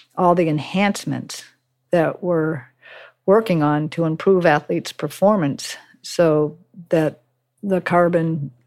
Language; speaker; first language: English; native; English